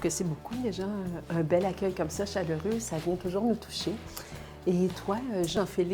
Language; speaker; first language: French; native; French